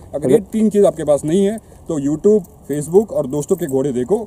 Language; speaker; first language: Hindi; non-native, local second language; Marathi